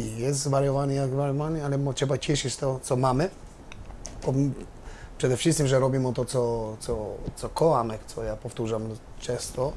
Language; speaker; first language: Polish; non-native, learner; Albanian